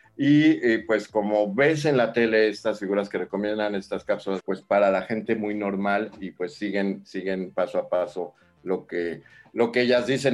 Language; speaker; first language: Spanish; native; Spanish